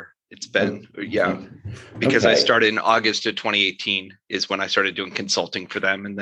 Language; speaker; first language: English; native; English